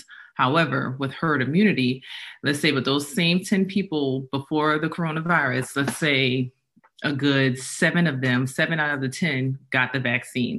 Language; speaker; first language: English; native; English